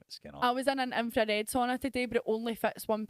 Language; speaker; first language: English; native; English